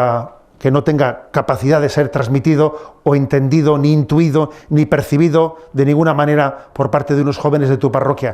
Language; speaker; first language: Spanish; native; Spanish